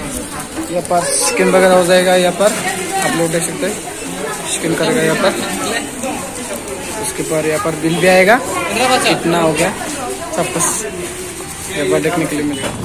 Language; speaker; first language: Hindi; non-native, local second language; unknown